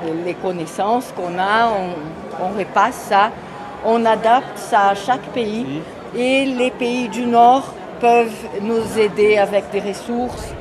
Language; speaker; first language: French; non-native, fluent; Portuguese